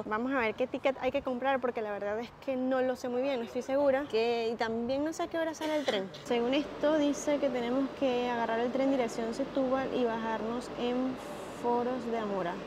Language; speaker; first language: Spanish; native; Spanish